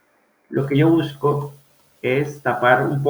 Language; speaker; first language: Spanish; native; Spanish